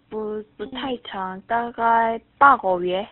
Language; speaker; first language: Chinese; non-native, learner; Korean